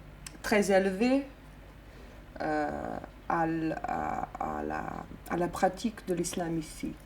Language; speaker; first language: French; non-native, fluent; Bosnian